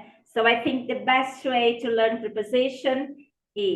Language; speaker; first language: English; non-native, fluent; Portuguese